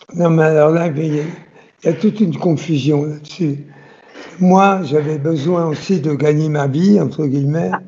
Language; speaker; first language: French; early bilingual, other home language; Italian